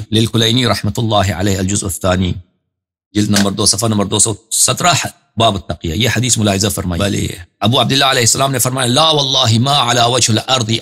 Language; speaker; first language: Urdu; non-native, fluent; Persian